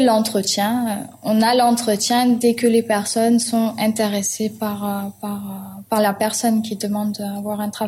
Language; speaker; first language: French; non-native, fluent; German